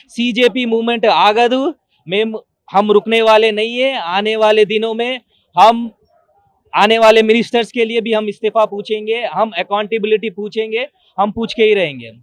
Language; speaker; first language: Hindi; non-native, local second language; Telugu